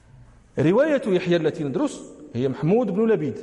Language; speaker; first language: Arabic; native; Arabic